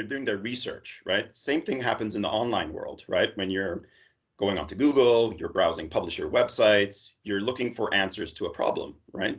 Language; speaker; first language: English; native; English